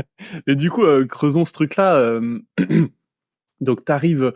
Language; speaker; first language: French; native; French